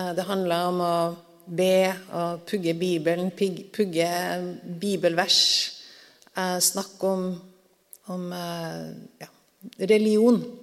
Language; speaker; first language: Norwegian; native; Norwegian